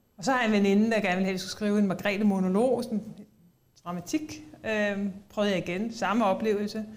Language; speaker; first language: Danish; native; Danish